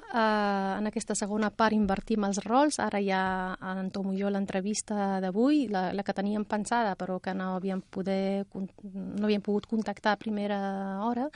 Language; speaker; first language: Catalan; non-native, fluent; Riffian